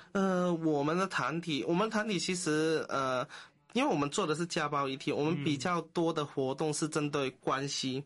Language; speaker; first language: Chinese; non-native, local second language; Cantonese